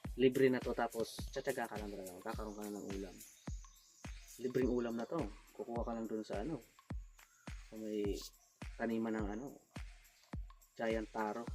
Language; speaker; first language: Filipino; non-native, local second language; Bikol